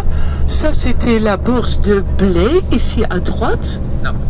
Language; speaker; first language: French; early bilingual, heritage; Dutch